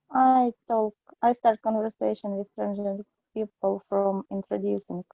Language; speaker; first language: English; non-native, learner; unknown